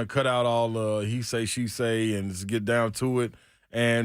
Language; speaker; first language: English; native; English